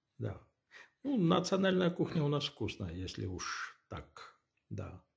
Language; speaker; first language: Russian; non-native, local second language; Armenian